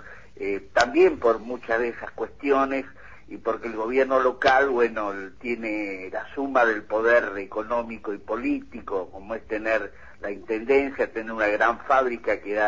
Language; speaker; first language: Spanish; native; Spanish